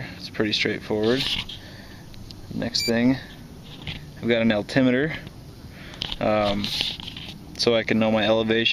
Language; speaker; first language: English; native; English